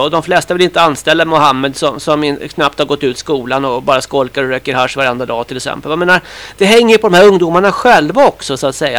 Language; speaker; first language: Swedish; native; Swedish